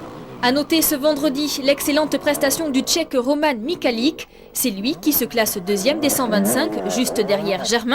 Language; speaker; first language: French; native; French